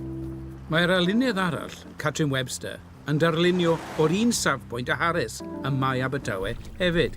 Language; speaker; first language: Welsh; native; Welsh